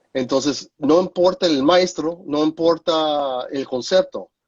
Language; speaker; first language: Spanish; non-native, fluent; English